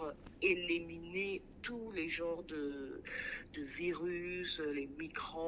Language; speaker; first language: French; non-native, local second language; Sango